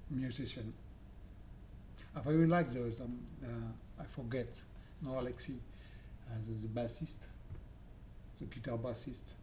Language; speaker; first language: English; non-native, learner; French